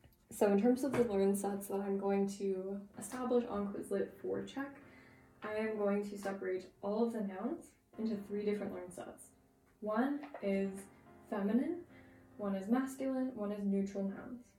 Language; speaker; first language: English; native; English